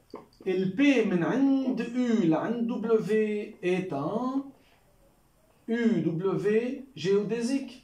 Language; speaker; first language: French; non-native, local second language; Arabic